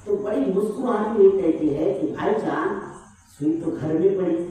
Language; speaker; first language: Hindi; non-native, local second language; Marathi